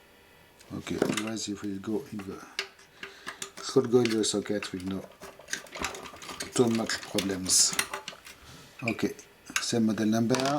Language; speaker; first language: English; non-native, fluent; French